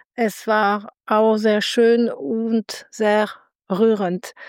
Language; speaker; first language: German; non-native, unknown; French